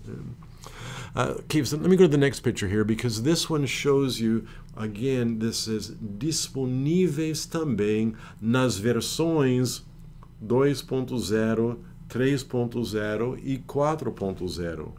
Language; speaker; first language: Portuguese; non-native, fluent; English